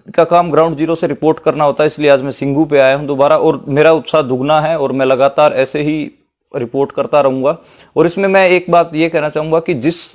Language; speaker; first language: Hindi; native; Hindi